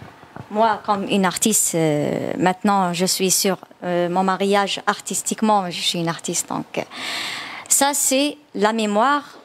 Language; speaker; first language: French; non-native, learner; Chinese